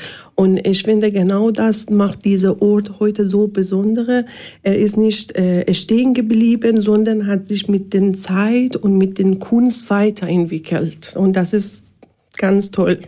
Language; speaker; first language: German; non-native, fluent; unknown